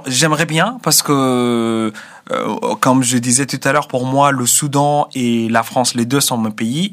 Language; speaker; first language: French; non-native, fluent; Arabic